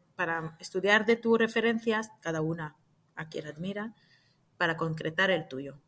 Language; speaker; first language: Spanish; non-native, fluent; Hebrew